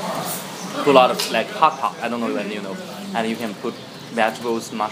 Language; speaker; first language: English; non-native, fluent; Chinese